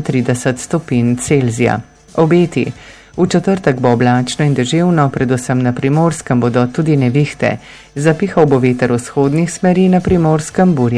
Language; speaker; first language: Slovenian; native; Slovenian